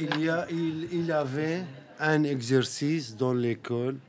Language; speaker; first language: French; non-native, learner; Arabic